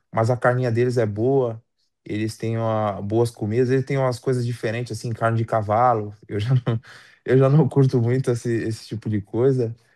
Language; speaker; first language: Portuguese; native; Portuguese